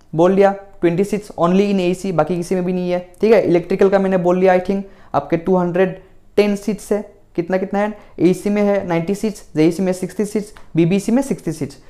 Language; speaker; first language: Hindi; non-native, local second language; Assamese